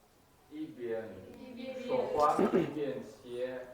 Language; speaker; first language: Chinese; non-native, learner; Kyrgyz